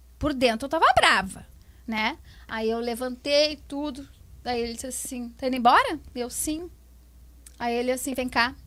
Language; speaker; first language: Portuguese; native; Portuguese